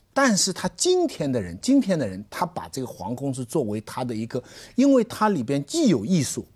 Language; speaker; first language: Chinese; native; Chinese